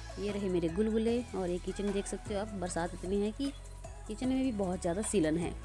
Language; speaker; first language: Hindi; native; Hindi